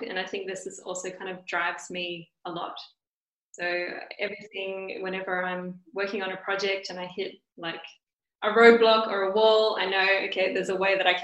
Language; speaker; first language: English; native; English